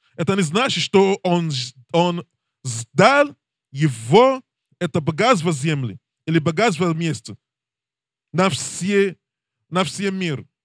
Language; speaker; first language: Russian; non-native, learner; English